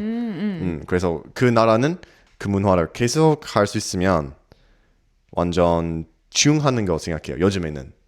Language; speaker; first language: Korean; non-native, learner; English